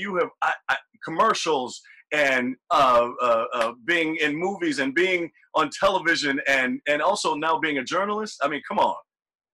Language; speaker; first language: English; native; English